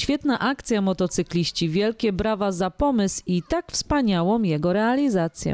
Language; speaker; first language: Polish; native; Polish